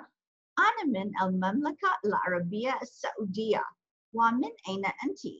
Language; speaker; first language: Arabic; non-native, fluent; English